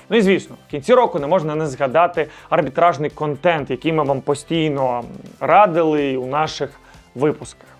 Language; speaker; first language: Ukrainian; native; Ukrainian